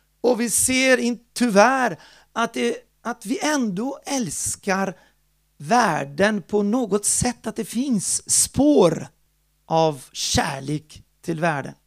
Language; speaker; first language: Swedish; non-native, fluent; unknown